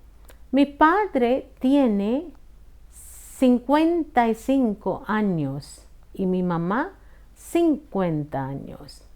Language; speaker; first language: Spanish; non-native, fluent; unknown